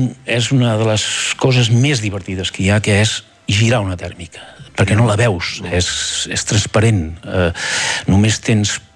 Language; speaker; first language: Catalan; native; Catalan